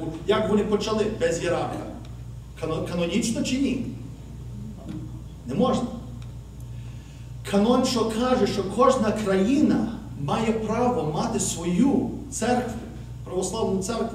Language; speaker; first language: Ukrainian; early bilingual, heritage; Ukrainian